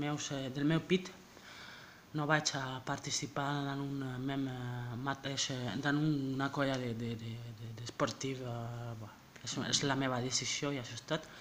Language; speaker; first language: Catalan; non-native, learner; French